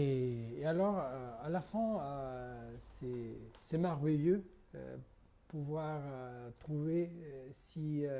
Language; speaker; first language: French; non-native, fluent; Spanish